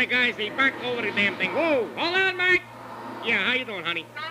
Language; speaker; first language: English; native; English